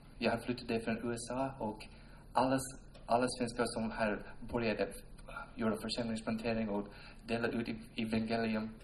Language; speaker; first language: Swedish; non-native, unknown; English